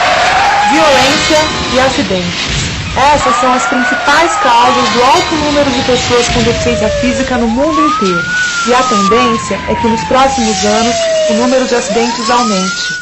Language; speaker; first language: Portuguese; native; Portuguese